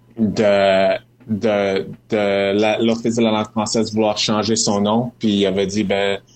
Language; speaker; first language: French; native; French